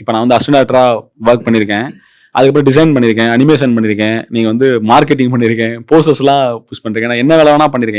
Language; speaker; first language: Tamil; native; Tamil